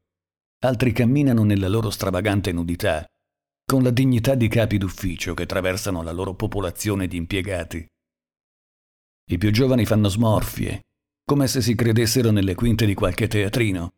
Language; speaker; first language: Italian; native; Italian